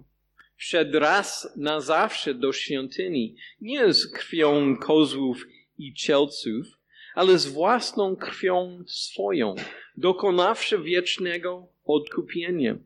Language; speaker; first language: Polish; non-native, fluent; English